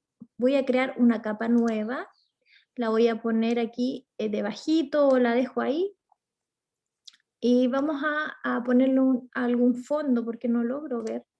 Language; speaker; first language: Spanish; native; Spanish